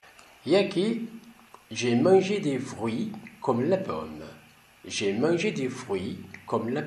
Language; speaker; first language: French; non-native, learner; Portuguese